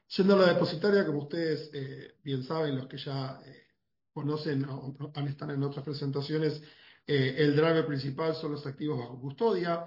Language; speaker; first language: Spanish; native; Spanish